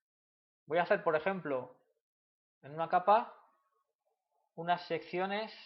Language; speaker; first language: Spanish; native; Spanish